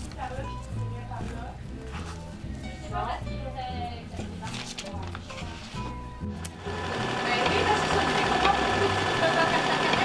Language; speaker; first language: French; native; French